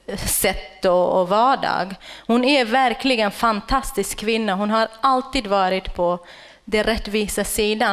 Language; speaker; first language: Swedish; non-native, fluent; Kurdish